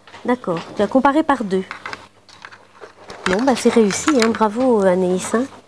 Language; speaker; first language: French; native; French